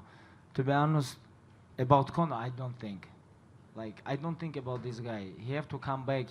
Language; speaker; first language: English; non-native, learner; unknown